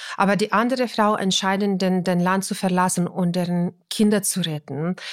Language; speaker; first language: German; non-native, fluent; Ukrainian